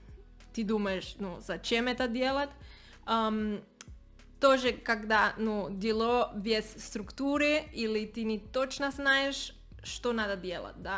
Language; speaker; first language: Russian; non-native, learner; Spanish